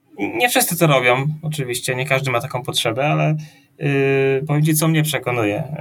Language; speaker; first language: Polish; native; Polish